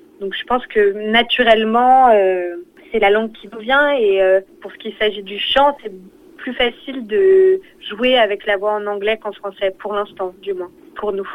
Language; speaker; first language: French; early bilingual, other home language; Portuguese